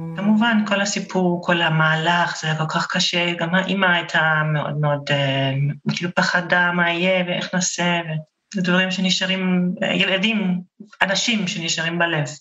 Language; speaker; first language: Hebrew; non-native, fluent; German